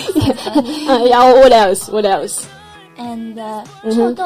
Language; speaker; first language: English; non-native, fluent; Chinese